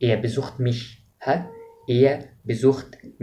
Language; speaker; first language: German; non-native, fluent; Arabic